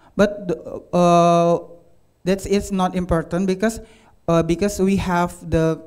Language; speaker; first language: English; non-native, learner; Indonesian